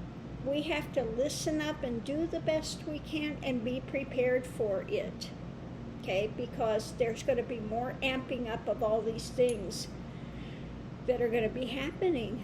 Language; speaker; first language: English; native; English